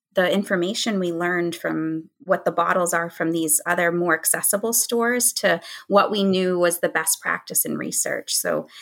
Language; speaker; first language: English; native; English